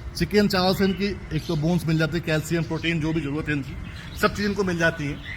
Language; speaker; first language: Hindi; native; Hindi